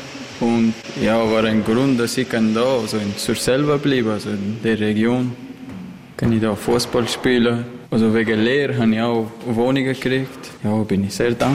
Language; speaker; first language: German; non-native, learner; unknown